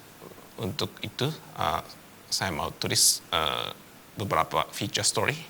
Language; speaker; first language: Indonesian; non-native, fluent; Japanese